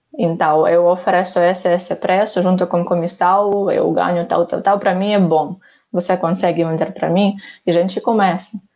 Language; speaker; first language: Portuguese; non-native, fluent; Ukrainian